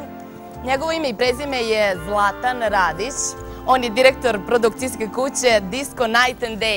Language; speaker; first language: Serbian; native; Serbian